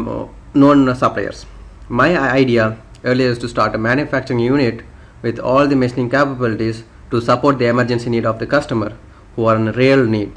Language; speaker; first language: English; non-native, local second language; Tamil